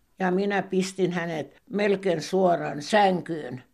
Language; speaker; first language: Finnish; non-native, local second language; Swedish